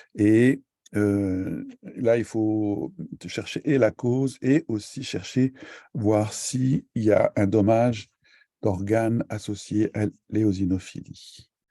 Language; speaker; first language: French; native; French